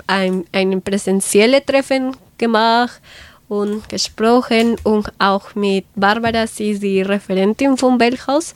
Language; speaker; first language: German; non-native, learner; Spanish